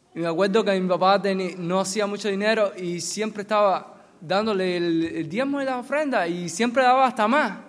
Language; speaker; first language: Spanish; native; Spanish